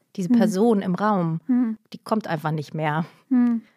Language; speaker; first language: German; native; German